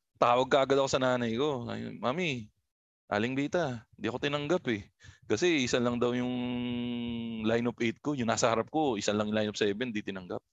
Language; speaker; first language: Filipino; native; Filipino